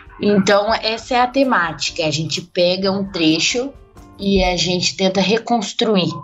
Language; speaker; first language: Portuguese; native; Portuguese